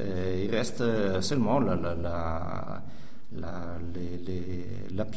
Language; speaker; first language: French; non-native, local second language; Italian